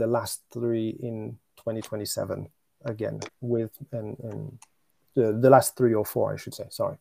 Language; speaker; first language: English; non-native, fluent; French